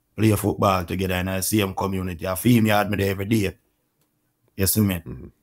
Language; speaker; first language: English; non-native, local second language; Jamaican Creole English